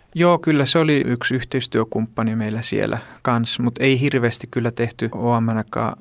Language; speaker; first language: Finnish; early bilingual, heritage; Greek